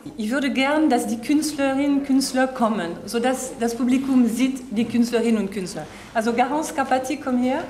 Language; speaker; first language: German; non-native, learner; French